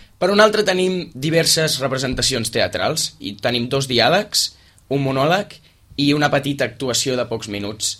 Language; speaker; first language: Catalan; native; Catalan